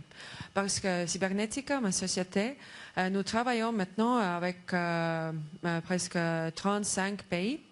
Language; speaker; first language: French; non-native, learner; Estonian